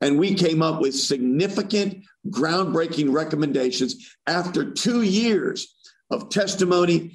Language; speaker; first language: English; native; English